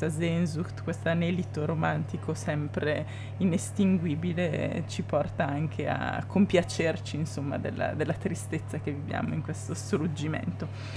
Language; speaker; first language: Italian; native; Italian